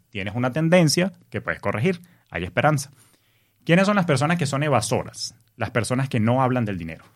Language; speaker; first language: Spanish; native; Spanish